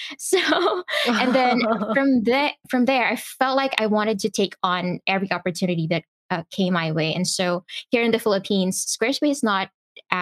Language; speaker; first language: English; non-native, local second language; Filipino